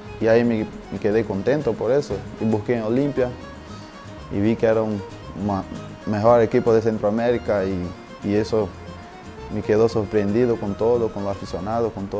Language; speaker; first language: Spanish; non-native, learner; Portuguese